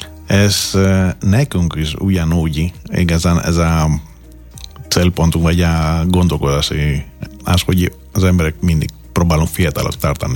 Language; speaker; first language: Hungarian; non-native, learner; Greek